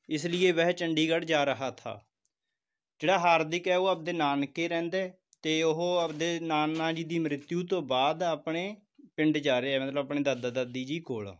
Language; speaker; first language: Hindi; non-native, local second language; Punjabi